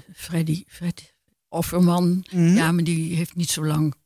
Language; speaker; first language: Dutch; native; Dutch